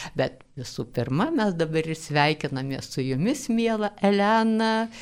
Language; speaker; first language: Lithuanian; native; Lithuanian